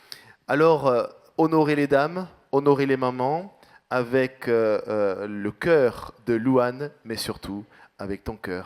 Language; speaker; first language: French; native; French